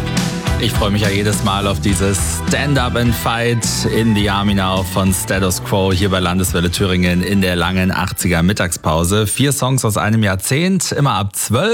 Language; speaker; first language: German; native; German